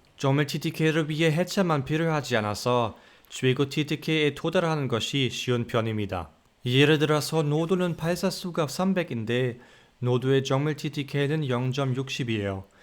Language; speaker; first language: Korean; non-native, fluent; German